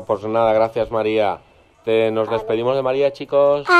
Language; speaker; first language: Spanish; native; Spanish